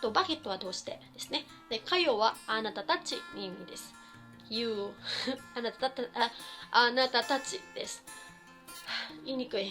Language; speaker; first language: Japanese; non-native, fluent; Filipino